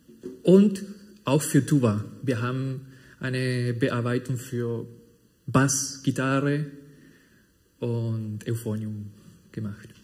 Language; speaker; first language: German; non-native, fluent; Spanish